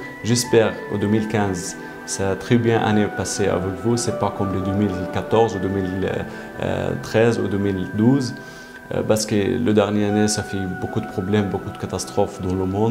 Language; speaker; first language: French; non-native, learner; Arabic